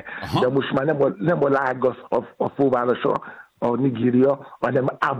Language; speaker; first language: Hungarian; non-native, learner; Yoruba